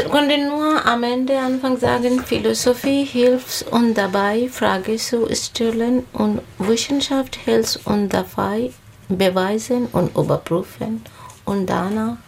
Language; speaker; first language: German; non-native, learner; Bangla